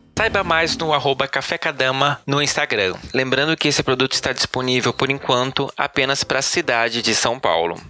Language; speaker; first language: Portuguese; native; Portuguese